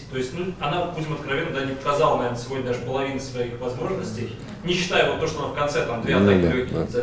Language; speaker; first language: Russian; native; Russian